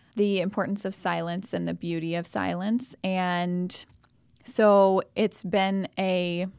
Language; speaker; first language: English; native; English